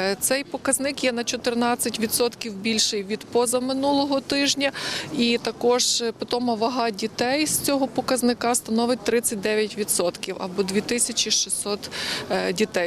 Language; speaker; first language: Ukrainian; native; Ukrainian